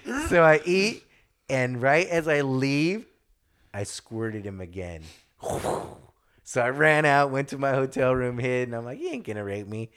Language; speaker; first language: English; early bilingual, other home language; German